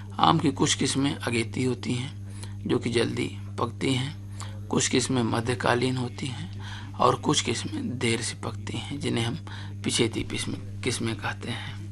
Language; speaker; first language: Hindi; native; Hindi